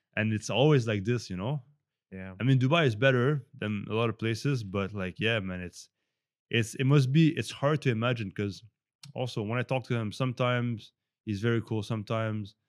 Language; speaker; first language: English; non-native, fluent; French